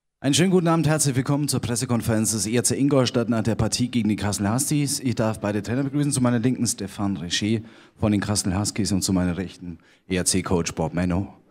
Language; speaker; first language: German; native; German